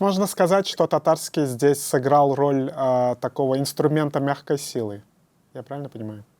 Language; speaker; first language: Russian; native; Russian